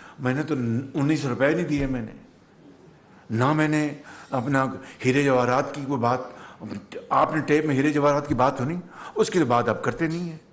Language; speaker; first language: Urdu; non-native, local second language; Punjabi